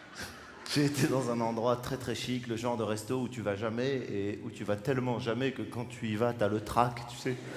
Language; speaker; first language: French; native; French